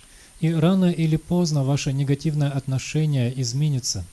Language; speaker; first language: Russian; native; Russian